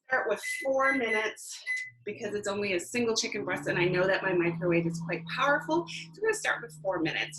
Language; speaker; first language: English; native; English